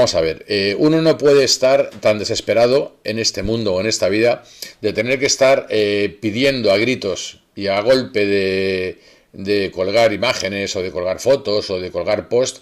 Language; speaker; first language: Spanish; native; Spanish